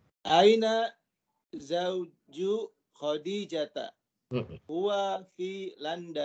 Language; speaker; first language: Arabic; non-native, learner; Indonesian